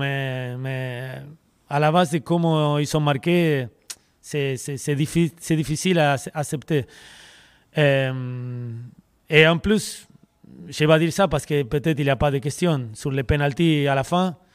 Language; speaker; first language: French; non-native, fluent; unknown